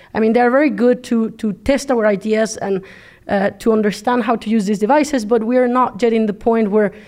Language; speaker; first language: English; non-native, fluent; Spanish